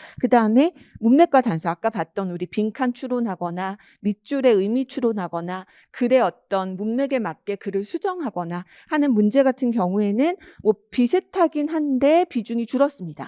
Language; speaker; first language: Korean; native; Korean